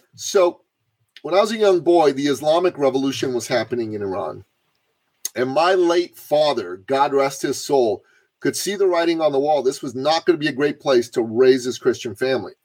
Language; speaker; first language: English; early bilingual, other home language; Persian